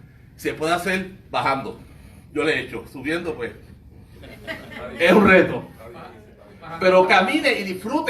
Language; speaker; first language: Spanish; native; Spanish